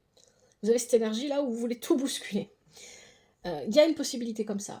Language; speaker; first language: French; native; French